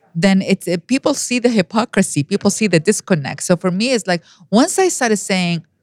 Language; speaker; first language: English; non-native, fluent; Arabic